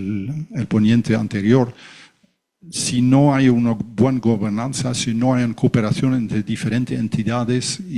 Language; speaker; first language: Spanish; non-native, fluent; Dutch